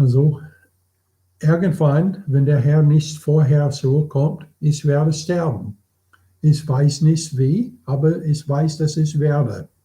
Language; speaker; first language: German; non-native, fluent; English